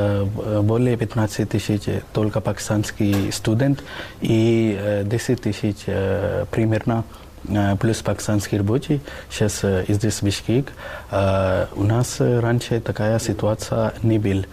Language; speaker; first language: Russian; non-native, learner; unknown